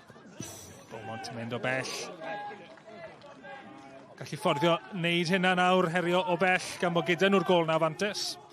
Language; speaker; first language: Welsh; native; Welsh